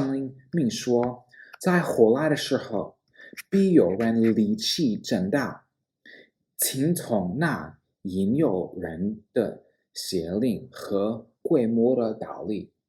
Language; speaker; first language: Chinese; non-native, fluent; English